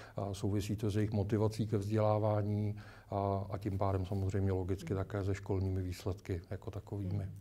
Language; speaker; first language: Czech; native; Czech